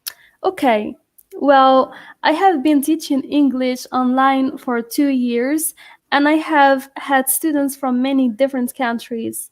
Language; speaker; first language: English; non-native, fluent; Arabic